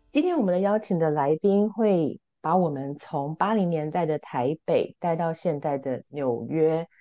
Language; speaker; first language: Chinese; native; Chinese